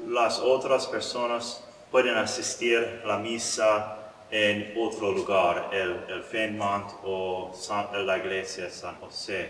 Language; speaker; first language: Spanish; non-native, learner; English